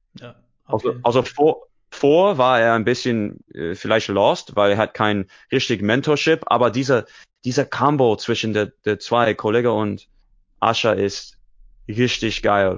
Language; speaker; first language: German; non-native, learner; English